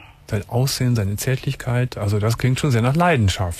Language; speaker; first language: German; native; German